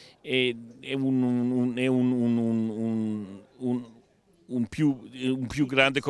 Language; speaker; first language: Italian; non-native, learner; Danish